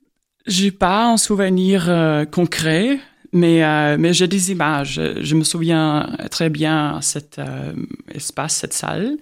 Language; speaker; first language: French; non-native, fluent; Estonian